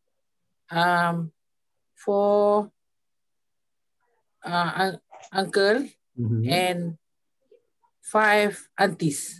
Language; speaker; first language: English; non-native, learner; Malay